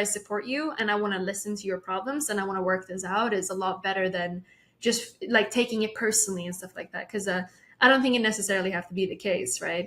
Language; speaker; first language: English; non-native, fluent; Swedish